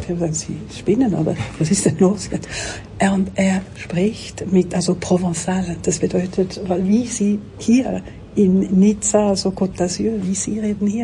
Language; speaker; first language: German; non-native, local second language; French